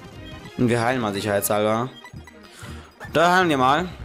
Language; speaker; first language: German; native; German